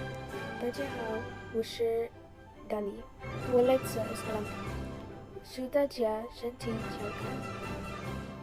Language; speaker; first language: Chinese; non-native, learner; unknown